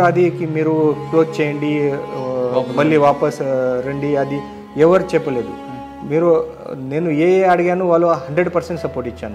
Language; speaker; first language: Telugu; non-native, learner; Marathi